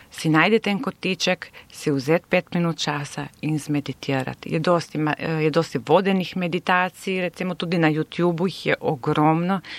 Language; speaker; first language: Slovenian; non-native, local second language; Serbian